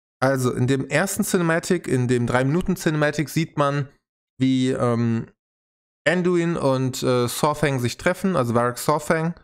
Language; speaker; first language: German; native; German